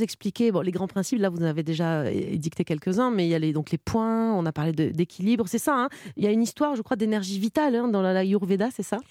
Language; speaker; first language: French; native; French